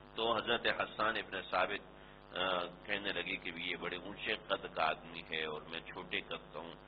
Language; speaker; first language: Urdu; non-native, local second language; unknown